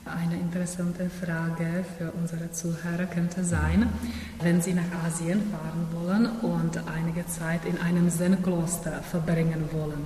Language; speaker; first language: German; non-native, fluent; Czech